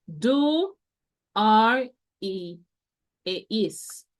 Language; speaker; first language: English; non-native, fluent; Spanish